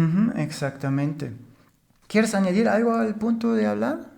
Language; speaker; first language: Spanish; non-native, fluent; German